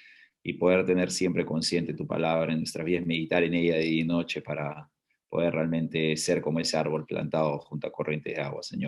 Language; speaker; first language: Spanish; native; Spanish